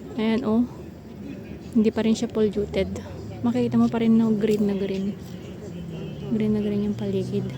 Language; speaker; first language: Filipino; non-native, local second language; Iloko